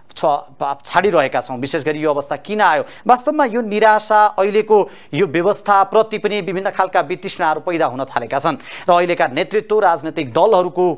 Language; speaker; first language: Nepali; native; Nepali